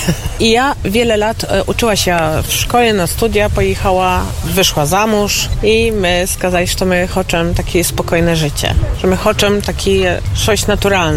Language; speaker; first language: Polish; non-native, local second language; Ukrainian